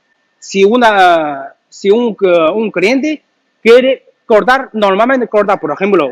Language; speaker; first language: Spanish; non-native, learner; Chinese